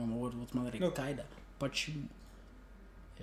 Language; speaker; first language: Russian; native; Russian